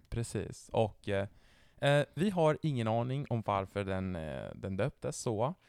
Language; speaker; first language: Swedish; non-native, fluent; Italian